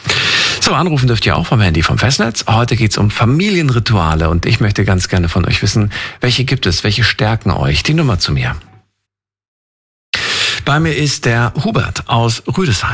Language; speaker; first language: German; native; German